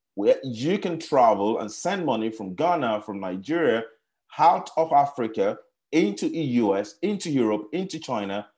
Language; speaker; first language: English; non-native, local second language; Yoruba